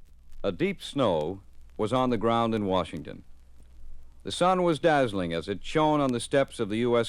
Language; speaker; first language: English; native; English